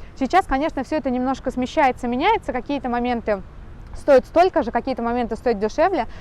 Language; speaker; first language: Russian; native; Russian